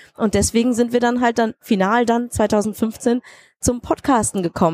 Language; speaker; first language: German; native; German